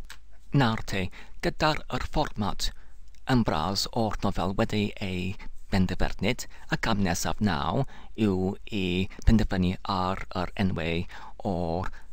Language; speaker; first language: Welsh; non-native, learner; English